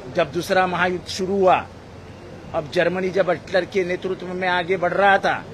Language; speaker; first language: Hindi; non-native, local second language; Marathi